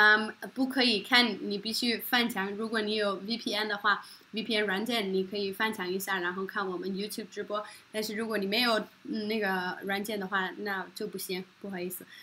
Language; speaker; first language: Chinese; non-native, fluent; Norwegian